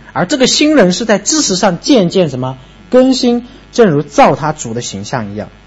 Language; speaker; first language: Chinese; native; Chinese